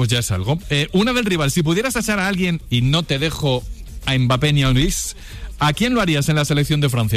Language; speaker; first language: Spanish; native; Spanish